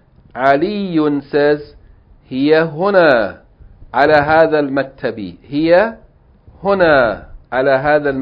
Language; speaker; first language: Arabic; non-native, fluent; English